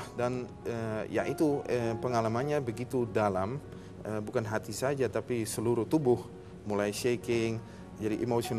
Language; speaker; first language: Indonesian; non-native, fluent; Dutch